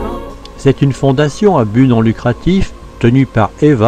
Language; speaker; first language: French; native; French